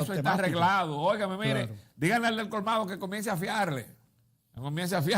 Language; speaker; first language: Spanish; native; Spanish